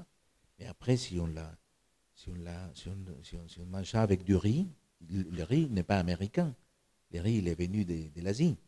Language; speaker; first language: French; non-native, fluent; Spanish